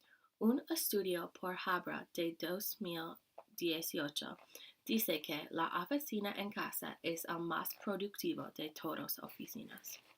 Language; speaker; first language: Spanish; non-native, learner; English